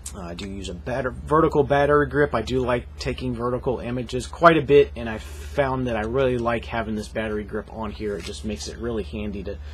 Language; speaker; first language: English; native; English